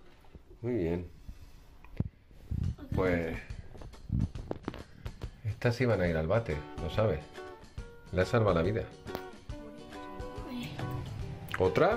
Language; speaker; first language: Spanish; native; Spanish